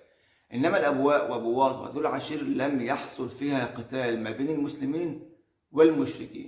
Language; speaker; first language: Arabic; native; Arabic